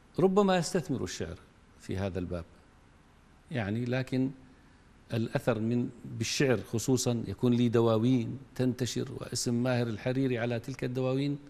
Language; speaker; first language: Arabic; native; Arabic